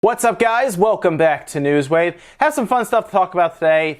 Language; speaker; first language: English; native; English